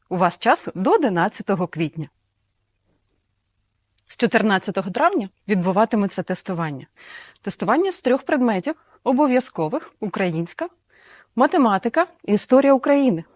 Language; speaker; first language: Ukrainian; native; Ukrainian